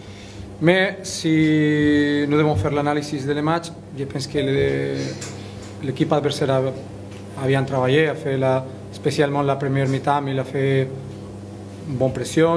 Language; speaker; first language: French; non-native, learner; Spanish